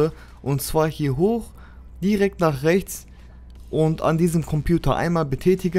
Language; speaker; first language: German; native; German